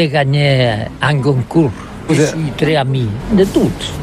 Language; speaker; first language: French; non-native, learner; Catalan